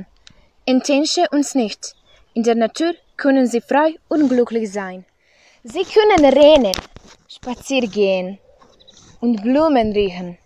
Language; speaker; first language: German; non-native, learner; Croatian